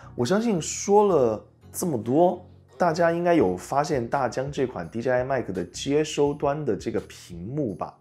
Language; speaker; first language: Chinese; native; Chinese